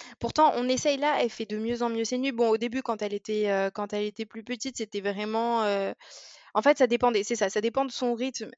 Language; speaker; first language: French; early bilingual, other home language; English